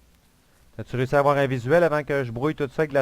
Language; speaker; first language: French; native; French